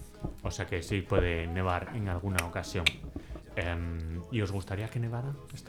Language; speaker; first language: Spanish; native; Spanish